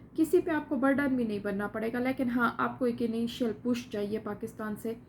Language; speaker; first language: Urdu; non-native, local second language; Saraiki